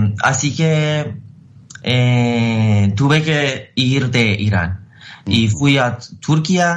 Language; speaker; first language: Spanish; non-native, fluent; Persian